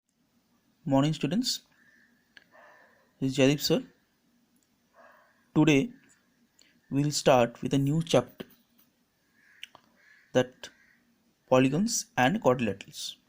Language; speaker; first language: English; non-native, local second language; Bangla